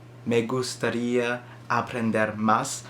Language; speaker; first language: Spanish; non-native, learner; English